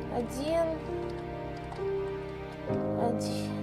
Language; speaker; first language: Russian; native; Russian